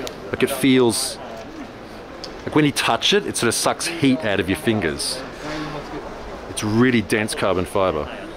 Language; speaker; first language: English; native; English